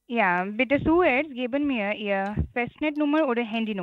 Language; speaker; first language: German; non-native, learner; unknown